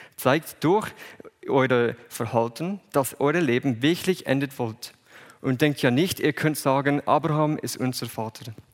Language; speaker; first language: German; non-native, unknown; English